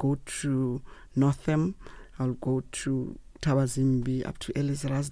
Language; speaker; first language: English; non-native, local second language; Tswana